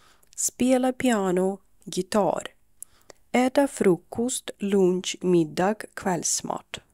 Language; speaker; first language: Swedish; non-native, fluent; Ukrainian